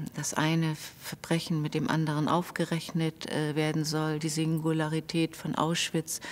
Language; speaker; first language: German; native; German